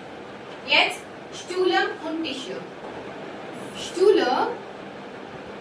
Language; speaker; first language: German; non-native, fluent; Hindi